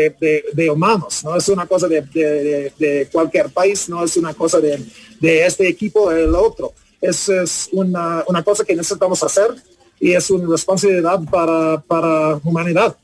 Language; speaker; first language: Spanish; non-native, learner; English